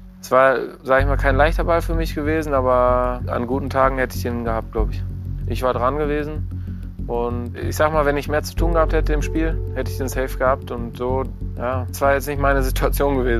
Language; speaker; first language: German; native; German